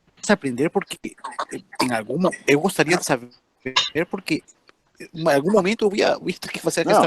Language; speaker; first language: Portuguese; non-native, fluent; Spanish